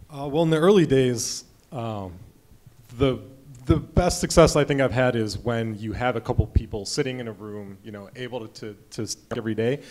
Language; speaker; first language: English; native; English